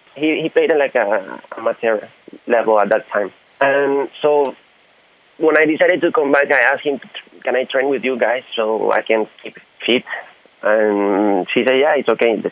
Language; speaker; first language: English; non-native, fluent; Spanish